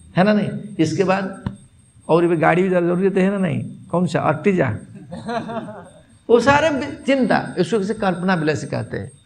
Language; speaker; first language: Hindi; non-native, local second language; Odia